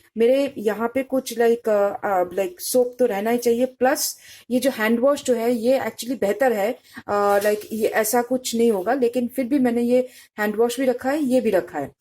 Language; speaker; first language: Hindi; non-native, local second language; Bangla